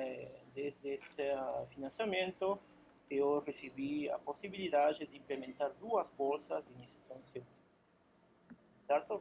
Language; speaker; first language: Portuguese; non-native, fluent; Spanish